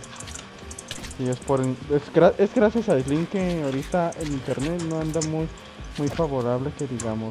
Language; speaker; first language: Spanish; native; Spanish